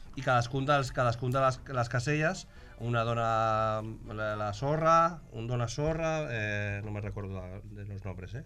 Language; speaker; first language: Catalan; non-native, local second language; Spanish